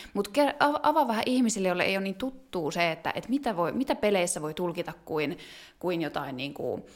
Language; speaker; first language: Finnish; native; Finnish